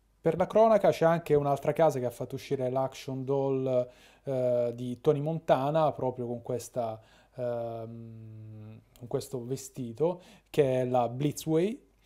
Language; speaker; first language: Italian; native; Italian